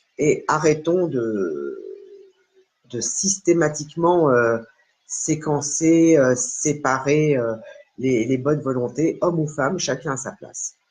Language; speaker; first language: French; native; French